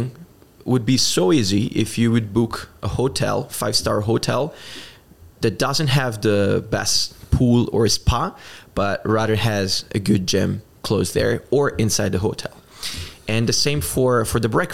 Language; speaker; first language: English; non-native, fluent; Italian